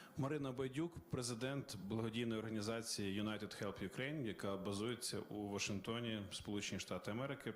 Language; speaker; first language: Ukrainian; native; Ukrainian